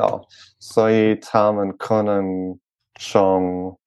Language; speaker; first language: Chinese; non-native, learner; French